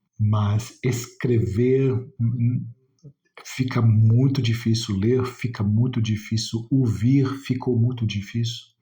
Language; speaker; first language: Portuguese; non-native, fluent; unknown